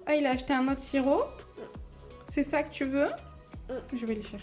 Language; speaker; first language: French; native; French